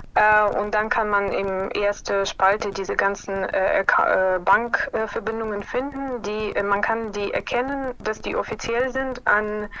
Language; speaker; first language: German; non-native, fluent; Ukrainian